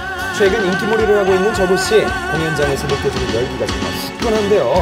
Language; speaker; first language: Korean; native; Korean